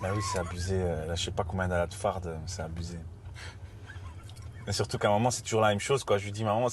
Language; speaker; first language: French; native; French